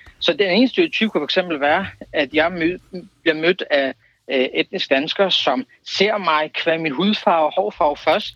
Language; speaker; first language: Danish; early bilingual, other home language; Kurdish